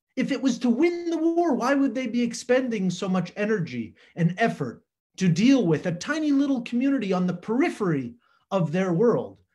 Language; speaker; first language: English; native; English